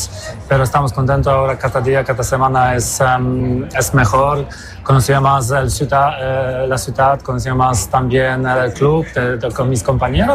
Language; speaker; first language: Spanish; non-native, fluent; Polish